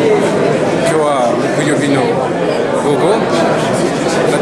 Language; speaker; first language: Japanese; non-native, fluent; French